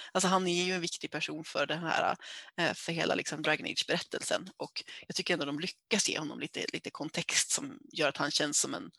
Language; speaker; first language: Swedish; native; Swedish